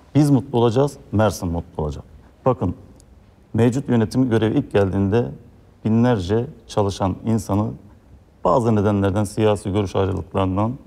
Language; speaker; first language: Turkish; native; Turkish